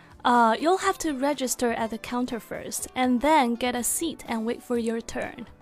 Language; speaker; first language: English; non-native, fluent; Chinese